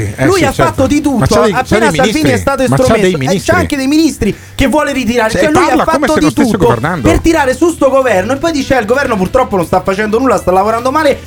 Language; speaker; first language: Italian; native; Italian